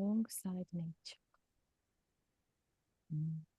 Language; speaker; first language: English; non-native, fluent; Japanese